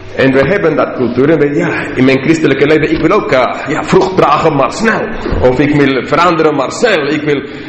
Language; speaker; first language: Dutch; non-native, learner; English